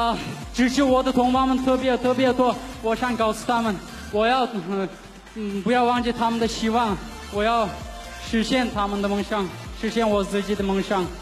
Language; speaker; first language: Chinese; non-native, local second language; Kyrgyz